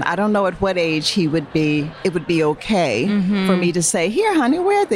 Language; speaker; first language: English; native; English